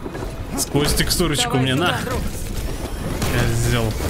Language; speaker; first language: Russian; native; Russian